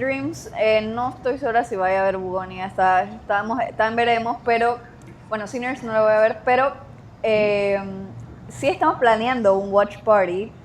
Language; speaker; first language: Spanish; native; Spanish